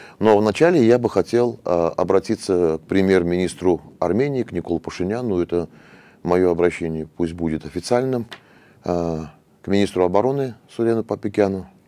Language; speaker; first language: Russian; non-native, local second language; Armenian